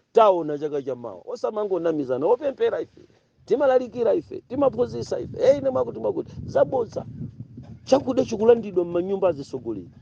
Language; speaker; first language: Nyanja; non-native, local second language; Tumbuka